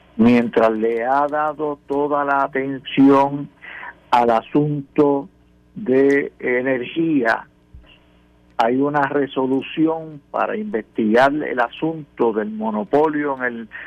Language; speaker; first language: Spanish; native; Spanish